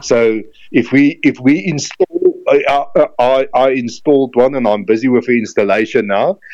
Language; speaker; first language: English; non-native, local second language; Afrikaans